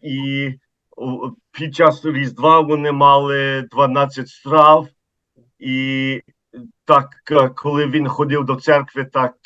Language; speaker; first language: Ukrainian; early bilingual, heritage; Ukrainian